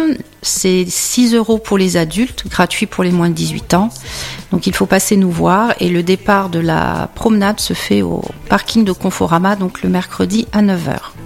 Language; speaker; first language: French; native; French